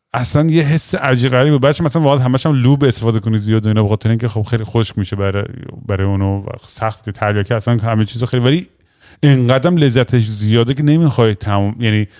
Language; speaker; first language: Persian; native; Persian